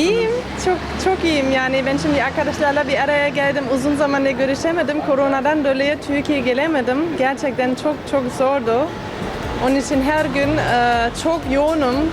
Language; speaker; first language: Turkish; non-native, fluent; German